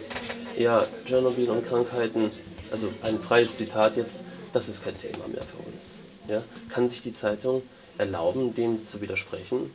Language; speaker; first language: German; native; German